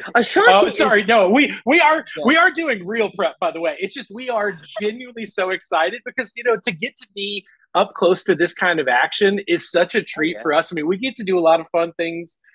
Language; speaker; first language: English; native; English